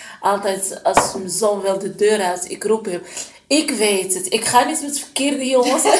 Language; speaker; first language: Dutch; non-native, learner; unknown